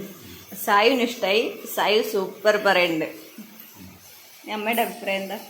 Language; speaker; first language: Malayalam; native; Malayalam